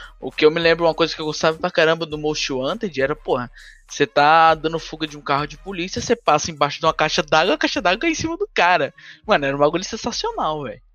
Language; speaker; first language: Portuguese; native; Portuguese